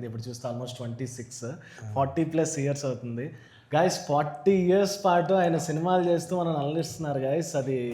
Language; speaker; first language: Telugu; native; Telugu